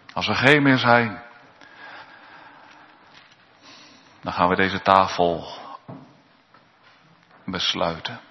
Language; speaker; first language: Dutch; native; Dutch